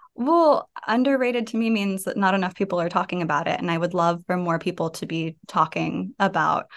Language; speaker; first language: English; native; English